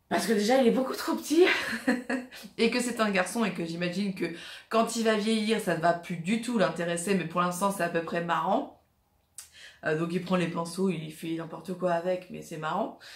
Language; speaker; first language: French; native; French